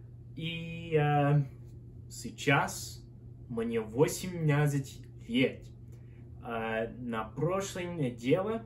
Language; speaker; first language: Russian; non-native, learner; English